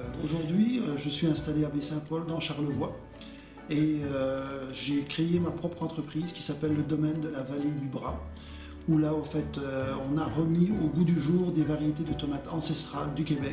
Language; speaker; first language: French; native; French